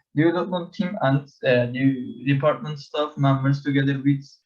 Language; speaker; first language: English; non-native, learner; Turkish